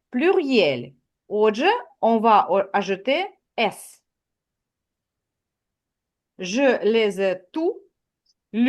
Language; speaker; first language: French; non-native, fluent; Ukrainian